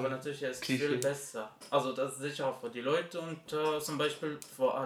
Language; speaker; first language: German; non-native, learner; Arabic